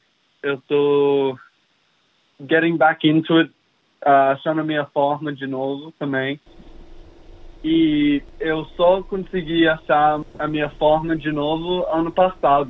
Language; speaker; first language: Portuguese; early bilingual, heritage; English